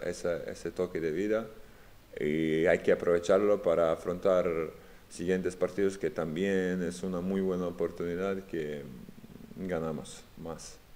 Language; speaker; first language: Spanish; non-native, fluent; Serbian